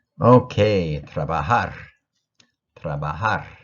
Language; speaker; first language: Spanish; non-native, fluent; English